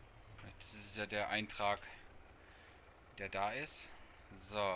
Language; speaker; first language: German; native; German